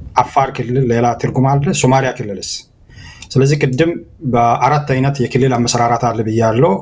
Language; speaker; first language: Amharic; non-native, local second language; Hadiyya